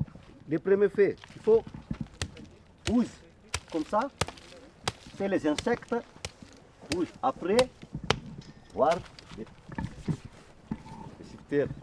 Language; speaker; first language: French; non-native, learner; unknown